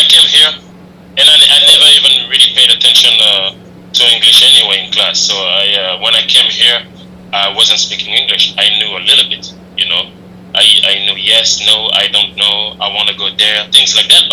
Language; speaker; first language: English; non-native, fluent; French